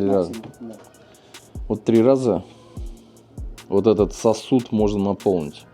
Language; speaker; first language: Russian; native; Russian